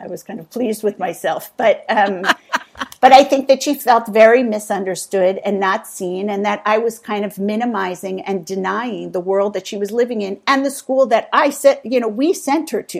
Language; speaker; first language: English; native; English